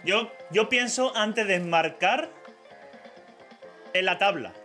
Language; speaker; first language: Spanish; native; Spanish